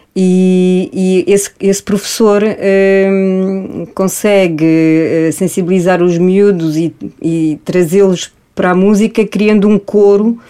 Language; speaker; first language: Portuguese; early bilingual, heritage; Portuguese